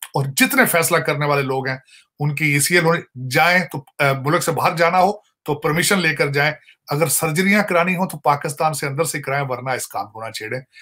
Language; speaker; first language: Urdu; non-native, local second language; Punjabi